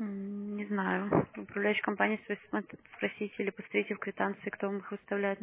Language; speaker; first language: Russian; native; Russian